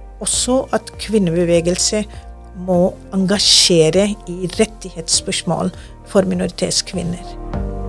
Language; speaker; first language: Norwegian; non-native, fluent; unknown